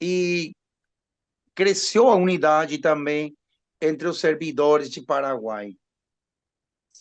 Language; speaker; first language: Portuguese; non-native, learner; Spanish